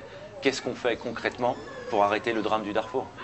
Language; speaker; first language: French; native; French